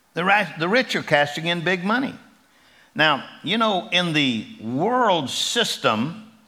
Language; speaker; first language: English; native; English